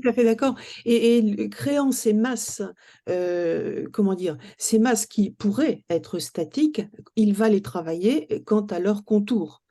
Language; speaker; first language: French; native; French